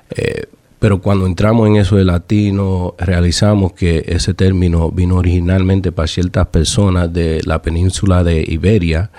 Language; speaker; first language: Spanish; early bilingual, heritage; Spanish